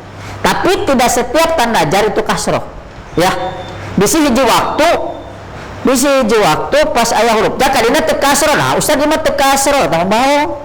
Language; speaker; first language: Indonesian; non-native, local second language; Sundanese